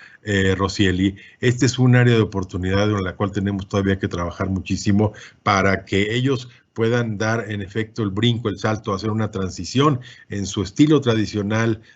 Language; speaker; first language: Spanish; native; Spanish